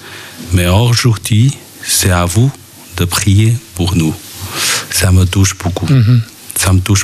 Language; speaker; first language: French; non-native, fluent; Chinese